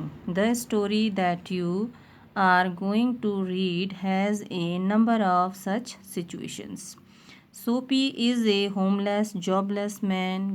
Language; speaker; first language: English; non-native, local second language; Hindi